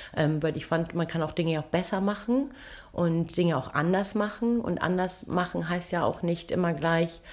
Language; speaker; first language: German; early bilingual, other home language; Turkish